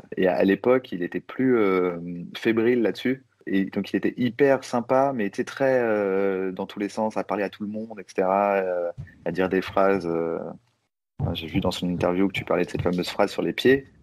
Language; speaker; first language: French; native; French